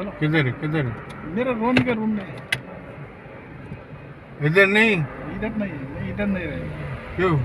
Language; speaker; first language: Hindi; non-native, learner; Nepali